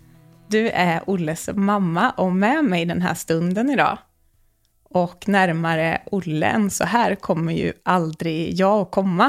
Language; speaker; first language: Swedish; native; Swedish